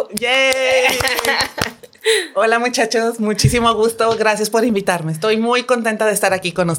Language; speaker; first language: Spanish; native; Spanish